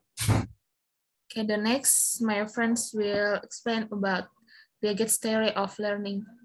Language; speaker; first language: English; non-native, learner; Indonesian